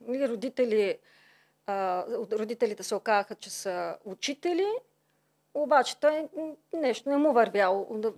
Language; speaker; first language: Bulgarian; native; Bulgarian